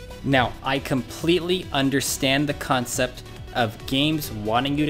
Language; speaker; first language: English; native; English